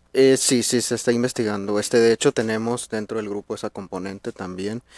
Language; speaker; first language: Spanish; native; Spanish